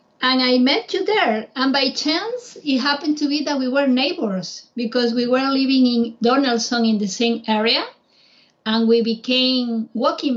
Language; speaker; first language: English; non-native, fluent; Spanish